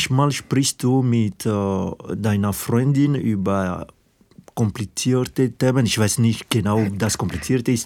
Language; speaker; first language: German; non-native, fluent; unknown